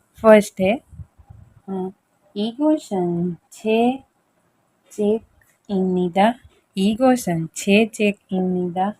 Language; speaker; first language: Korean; non-native, fluent; Hindi